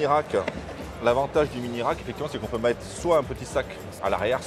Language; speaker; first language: French; native; French